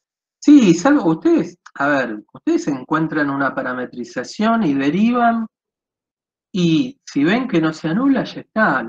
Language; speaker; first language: Spanish; native; Spanish